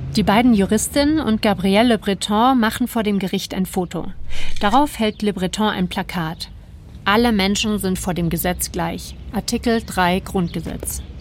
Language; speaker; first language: German; native; German